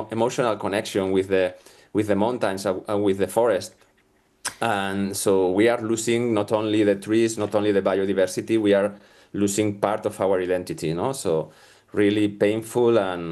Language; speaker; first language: English; non-native, fluent; Spanish